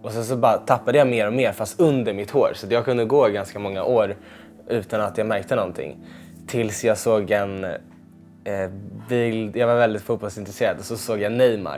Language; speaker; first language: Swedish; native; Swedish